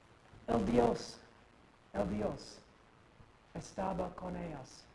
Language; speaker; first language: Spanish; non-native, learner; English